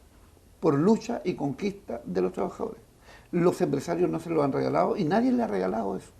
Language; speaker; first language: Spanish; native; Spanish